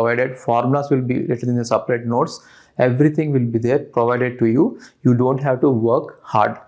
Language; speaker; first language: English; non-native, local second language; Telugu